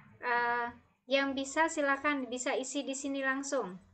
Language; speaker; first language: Indonesian; native; Indonesian